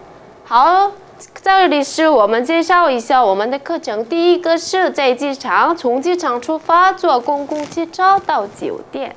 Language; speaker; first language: Chinese; non-native, fluent; Korean